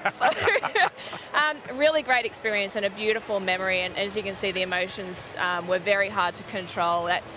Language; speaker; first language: English; native; English